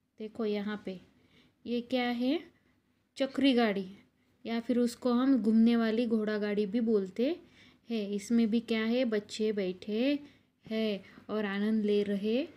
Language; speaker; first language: Hindi; non-native, local second language; Marathi